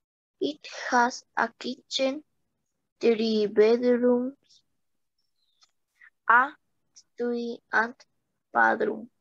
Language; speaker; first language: English; non-native, learner; Spanish